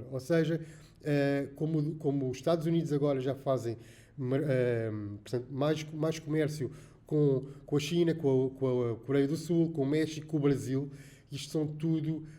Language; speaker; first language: Portuguese; native; Portuguese